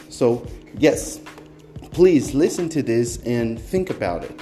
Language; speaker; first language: English; non-native, fluent; Portuguese